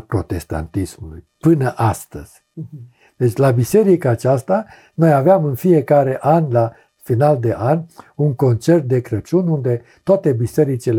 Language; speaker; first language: Romanian; native; Romanian